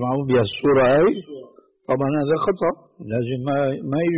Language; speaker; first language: Arabic; native; Arabic